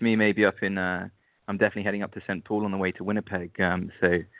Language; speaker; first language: English; native; English